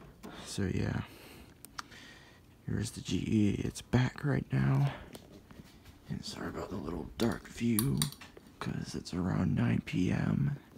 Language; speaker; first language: English; native; English